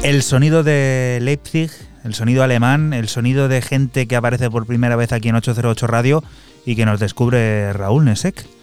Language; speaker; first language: Spanish; native; Spanish